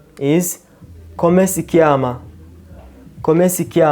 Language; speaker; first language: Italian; non-native, learner; Kinyarwanda